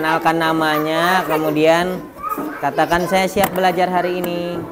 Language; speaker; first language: Indonesian; native; Indonesian